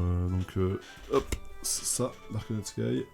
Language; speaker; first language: French; native; French